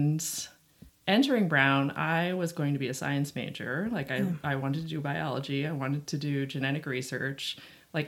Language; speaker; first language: English; native; English